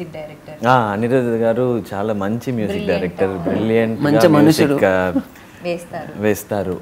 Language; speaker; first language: Telugu; non-native, learner; Tamil